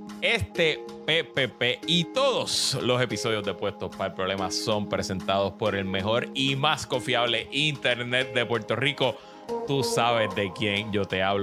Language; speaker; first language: Spanish; native; Spanish